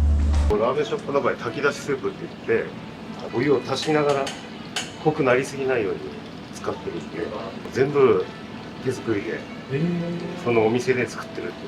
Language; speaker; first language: Japanese; native; Japanese